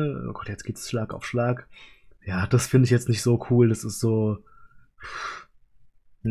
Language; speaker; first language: German; native; German